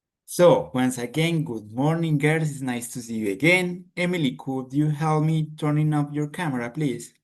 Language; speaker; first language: English; non-native, fluent; Spanish